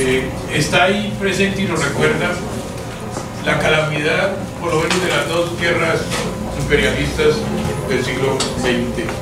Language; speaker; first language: Spanish; native; Spanish